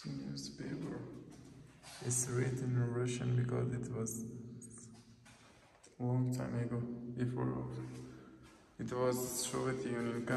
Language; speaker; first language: English; non-native, local second language; Bangla